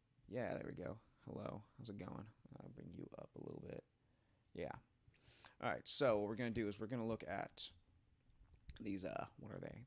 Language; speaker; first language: English; native; English